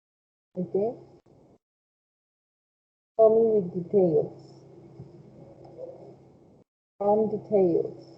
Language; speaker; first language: English; non-native, fluent; Spanish